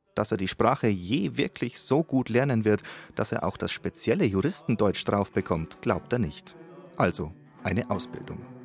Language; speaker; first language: German; native; German